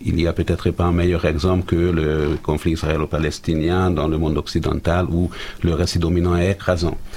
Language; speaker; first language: French; non-native, fluent; Hungarian